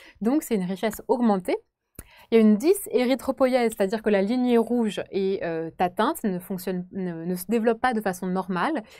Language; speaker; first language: French; native; French